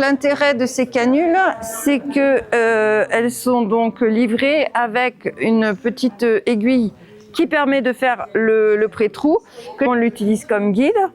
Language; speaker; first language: French; native; French